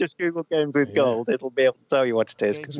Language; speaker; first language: English; native; English